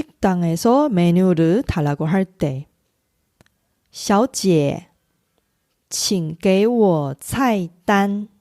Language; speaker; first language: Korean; non-native, fluent; Chinese